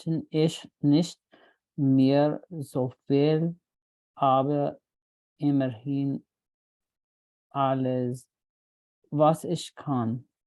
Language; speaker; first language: German; non-native, learner; English